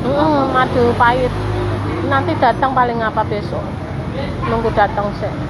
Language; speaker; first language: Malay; non-native, local second language; Javanese